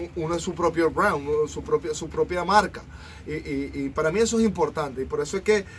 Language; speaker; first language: Spanish; native; Spanish